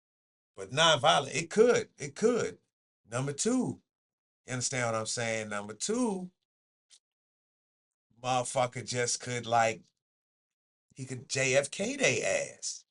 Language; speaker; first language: English; native; English